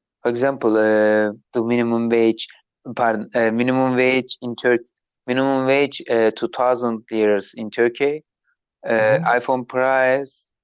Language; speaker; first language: English; non-native, learner; Turkish